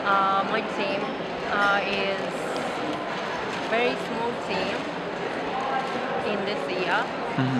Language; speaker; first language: English; non-native, learner; Japanese